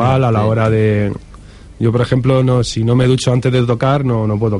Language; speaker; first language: Spanish; native; Spanish